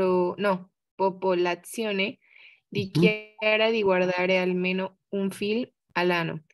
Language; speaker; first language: Italian; non-native, learner; Spanish